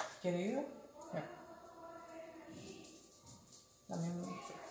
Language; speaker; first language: Spanish; non-native, learner; English